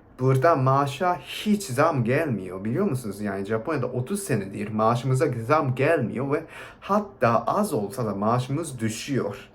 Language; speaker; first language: Turkish; non-native, fluent; Japanese